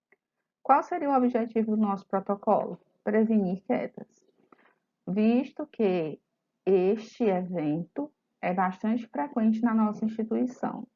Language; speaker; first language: Portuguese; native; Portuguese